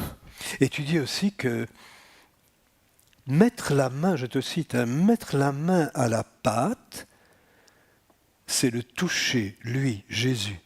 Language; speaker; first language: French; native; French